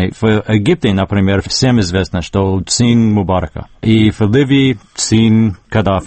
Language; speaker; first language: Russian; non-native, fluent; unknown